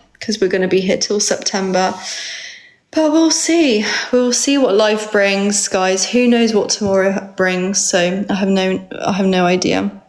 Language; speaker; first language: English; early bilingual, other home language; Georgian